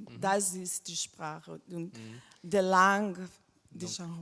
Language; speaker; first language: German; non-native, fluent; French